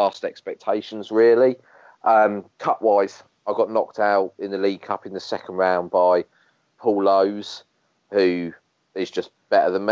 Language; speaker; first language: English; native; English